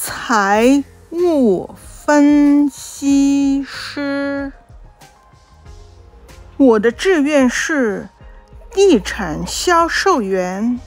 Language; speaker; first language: Chinese; non-native, local second language; Cantonese